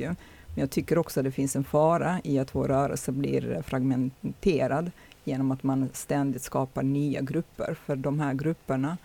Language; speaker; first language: Swedish; native; Swedish